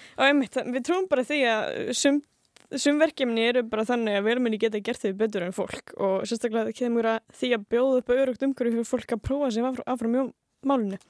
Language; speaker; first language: Icelandic; non-native, fluent; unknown